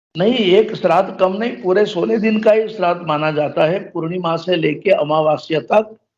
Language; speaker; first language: Hindi; non-native, local second language; Gujarati